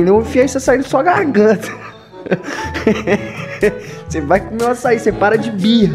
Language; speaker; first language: Portuguese; native; Portuguese